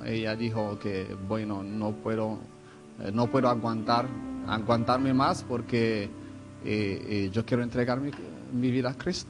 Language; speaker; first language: Spanish; non-native, fluent; Hebrew